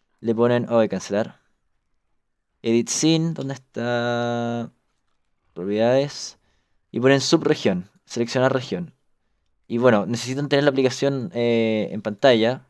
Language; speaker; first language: Spanish; native; Spanish